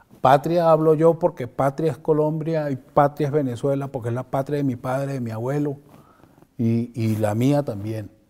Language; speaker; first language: Spanish; native; Spanish